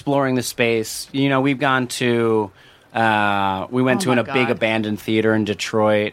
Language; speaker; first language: English; native; English